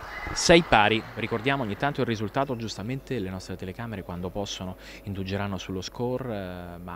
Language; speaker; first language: Italian; native; Italian